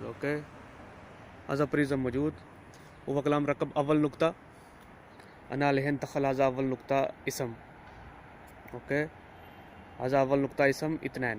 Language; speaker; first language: Arabic; non-native, learner; Urdu